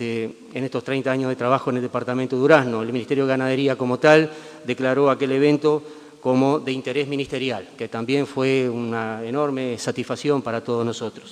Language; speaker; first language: Spanish; native; Spanish